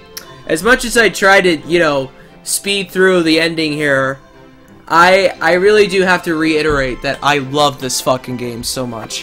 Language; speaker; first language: English; native; English